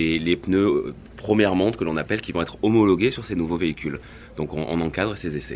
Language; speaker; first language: French; native; French